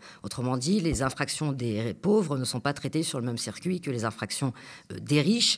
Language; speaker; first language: French; native; French